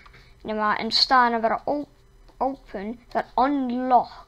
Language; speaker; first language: Icelandic; non-native, learner; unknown